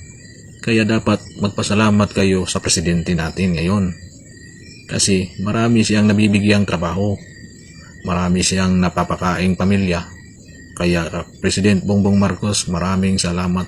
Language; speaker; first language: Filipino; native; Filipino